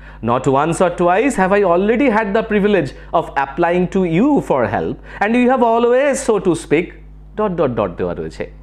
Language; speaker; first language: English; non-native, local second language; Bangla